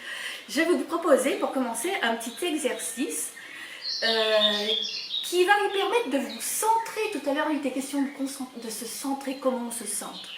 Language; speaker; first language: French; native; French